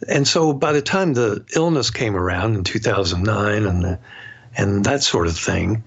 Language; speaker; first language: English; native; English